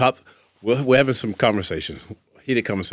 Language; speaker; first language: English; native; English